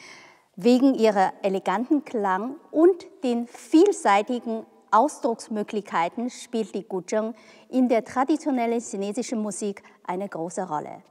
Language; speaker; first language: German; non-native, fluent; Chinese